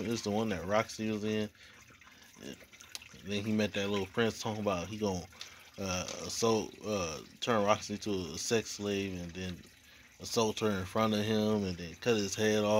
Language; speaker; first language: English; native; English